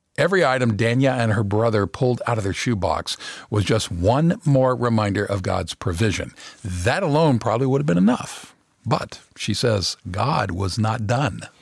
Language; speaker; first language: English; native; English